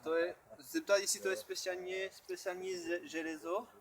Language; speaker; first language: Czech; non-native, learner; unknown